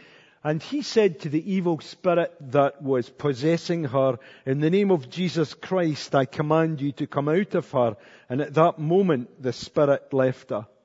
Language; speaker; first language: English; native; English